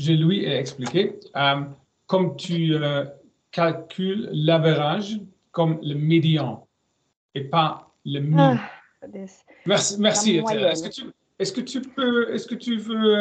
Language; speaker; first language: French; non-native, learner; German